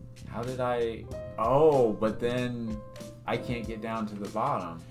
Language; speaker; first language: English; native; English